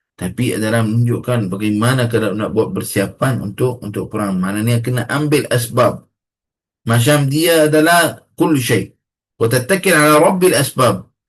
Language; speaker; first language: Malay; non-native, fluent; Arabic